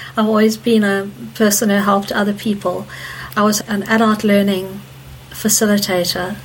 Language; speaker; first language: English; native; English